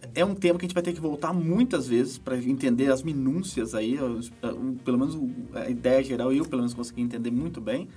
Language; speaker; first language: Portuguese; native; Portuguese